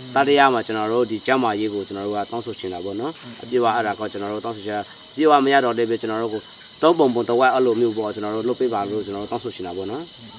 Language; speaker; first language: Burmese; non-native, local second language; Hakha Chin